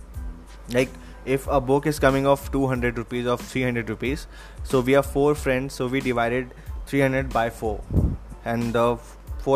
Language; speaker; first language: English; non-native, local second language; Hindi